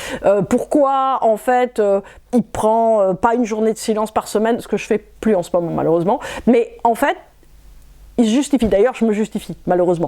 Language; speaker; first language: French; native; French